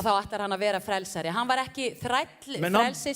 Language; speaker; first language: Icelandic; native; Icelandic